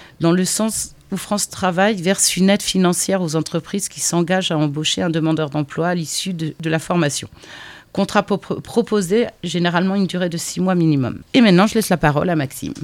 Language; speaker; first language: French; native; French